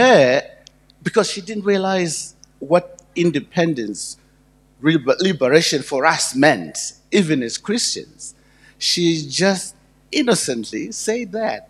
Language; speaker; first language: English; non-native, local second language; Shona